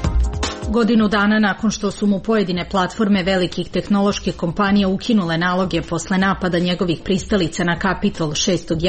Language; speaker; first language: Serbian; native; Serbian